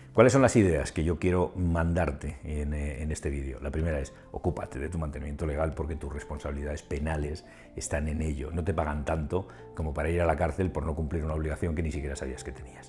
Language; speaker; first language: Spanish; native; Spanish